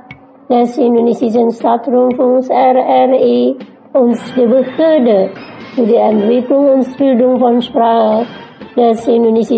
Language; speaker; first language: German; non-native, fluent; Indonesian